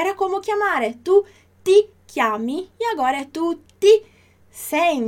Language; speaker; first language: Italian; non-native, fluent; Portuguese